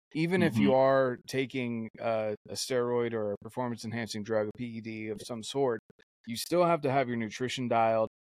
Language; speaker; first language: English; native; English